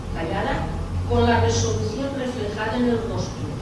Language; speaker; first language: Spanish; non-native, local second language; Catalan